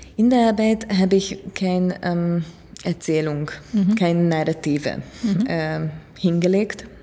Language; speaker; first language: German; non-native, fluent; Hungarian